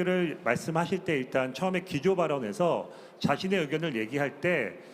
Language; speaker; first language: Korean; native; Korean